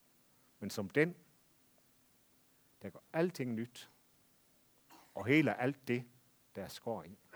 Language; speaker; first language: Danish; native; Danish